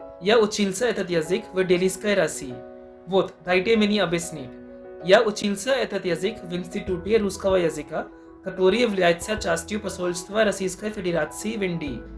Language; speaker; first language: Russian; non-native, fluent; Hindi